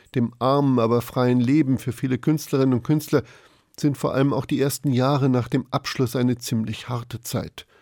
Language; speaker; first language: German; native; German